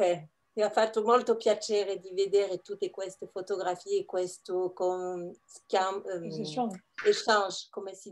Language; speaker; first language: Italian; non-native, learner; French